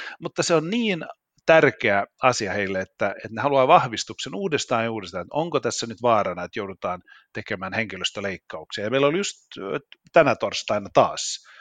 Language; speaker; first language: Finnish; non-native, local second language; Swedish